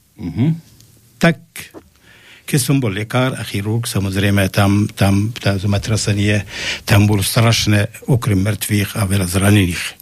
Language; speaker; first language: Slovak; non-native, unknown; Arabic